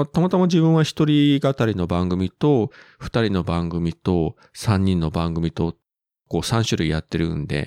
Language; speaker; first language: Japanese; native; Japanese